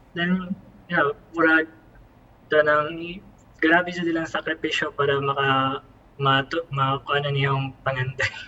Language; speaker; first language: Cebuano; native; Cebuano